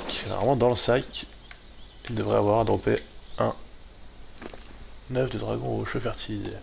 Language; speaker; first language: French; native; French